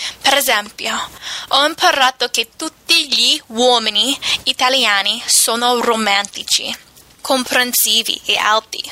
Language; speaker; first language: Italian; non-native, fluent; English